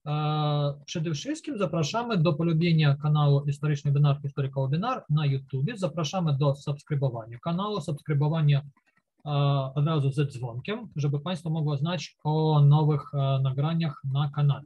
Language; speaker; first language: Polish; non-native, learner; Ukrainian